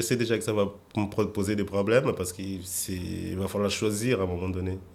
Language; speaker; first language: French; non-native, fluent; Portuguese